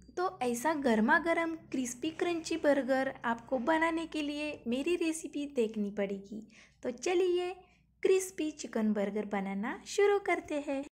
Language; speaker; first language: Hindi; non-native, local second language; Marathi